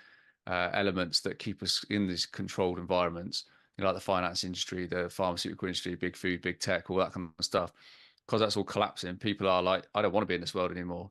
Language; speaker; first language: English; native; English